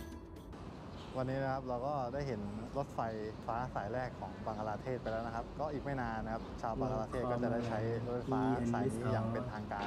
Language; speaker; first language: Thai; native; Thai